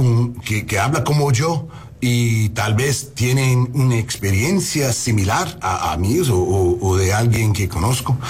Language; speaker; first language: Spanish; early bilingual, heritage; Spanish